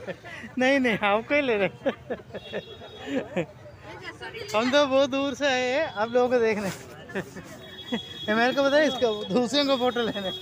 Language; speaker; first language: Hindi; non-native, local second language; Malayalam